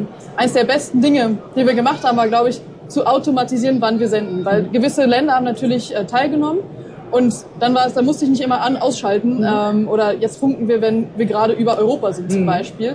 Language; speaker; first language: German; native; German